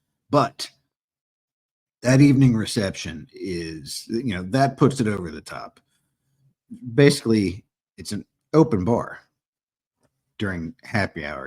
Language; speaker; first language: English; native; English